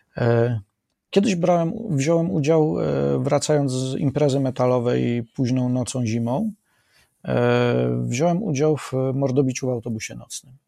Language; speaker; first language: Polish; native; Polish